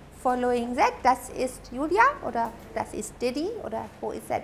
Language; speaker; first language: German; non-native, fluent; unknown